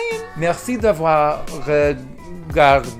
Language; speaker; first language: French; non-native, learner; English